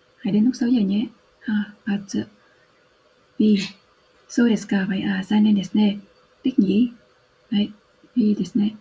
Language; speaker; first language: Japanese; non-native, learner; Vietnamese